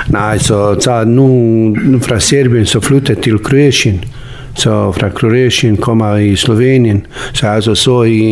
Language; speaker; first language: Danish; non-native, learner; Bosnian